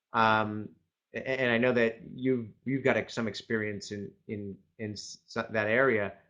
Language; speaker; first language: English; native; English